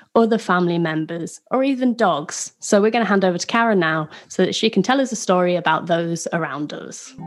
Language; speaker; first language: English; native; English